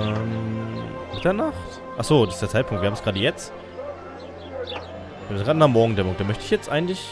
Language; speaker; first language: German; native; German